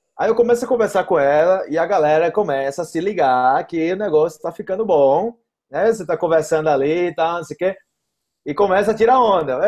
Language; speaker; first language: Portuguese; native; Portuguese